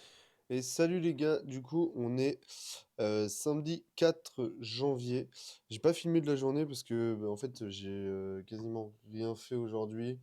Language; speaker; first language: French; native; French